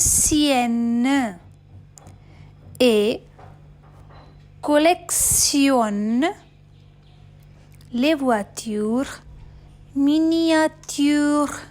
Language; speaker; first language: French; non-native, fluent; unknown